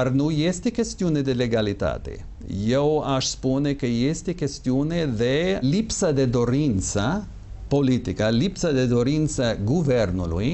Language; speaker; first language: Romanian; non-native, fluent; English